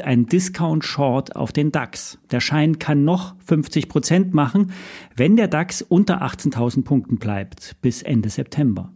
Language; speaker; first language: German; native; German